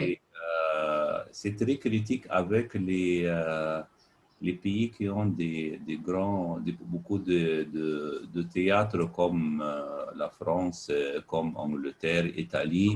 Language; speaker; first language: French; non-native, fluent; Arabic